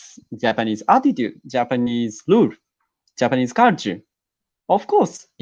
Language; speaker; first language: English; non-native, learner; Japanese